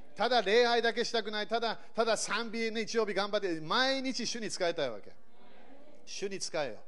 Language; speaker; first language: Japanese; early bilingual, other home language; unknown